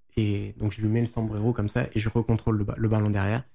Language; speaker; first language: French; native; French